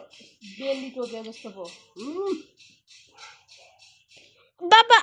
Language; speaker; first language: Nepali; native; Nepali